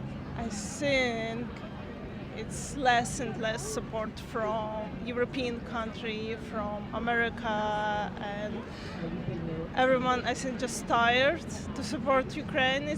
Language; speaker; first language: English; non-native, learner; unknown